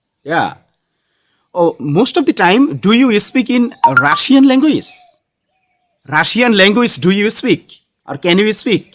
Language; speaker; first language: English; non-native, learner; Bangla